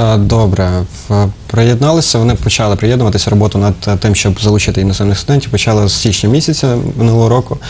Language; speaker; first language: Ukrainian; native; Ukrainian